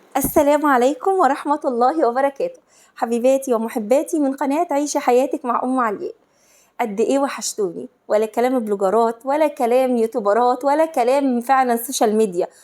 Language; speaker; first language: Egyptian Arabic; native; Egyptian Arabic